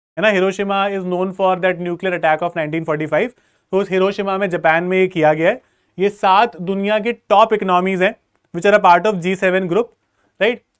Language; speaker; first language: Hindi; native; Hindi